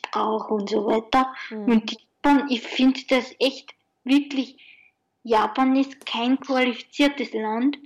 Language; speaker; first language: German; non-native, learner; Japanese